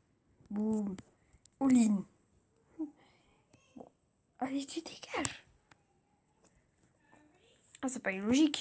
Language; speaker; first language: French; native; French